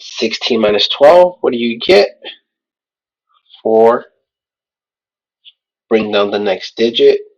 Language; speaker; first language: English; native; English